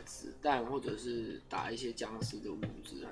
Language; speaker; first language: Chinese; native; Chinese